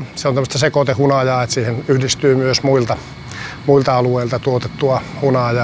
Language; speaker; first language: Finnish; native; Finnish